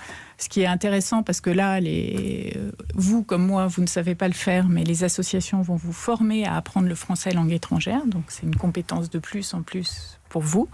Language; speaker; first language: French; native; French